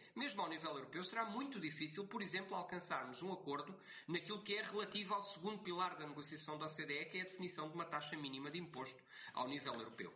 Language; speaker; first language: Portuguese; native; Portuguese